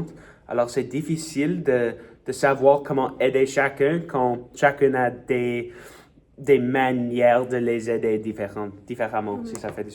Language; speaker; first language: French; non-native, learner; English